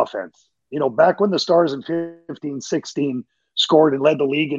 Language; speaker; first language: English; native; English